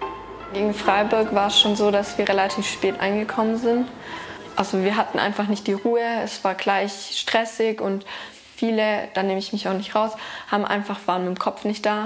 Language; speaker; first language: German; native; German